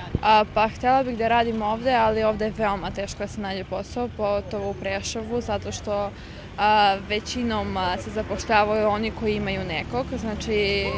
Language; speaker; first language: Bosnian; non-native, local second language; Albanian